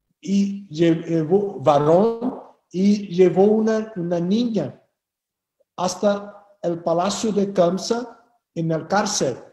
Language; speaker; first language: Spanish; non-native, fluent; Portuguese